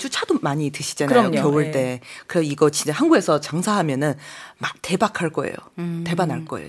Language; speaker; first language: Korean; non-native, fluent; Chinese